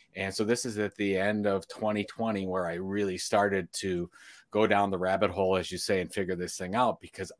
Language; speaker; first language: English; early bilingual, other home language; Italian